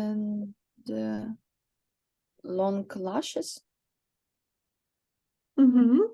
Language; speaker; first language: English; non-native, learner; Ukrainian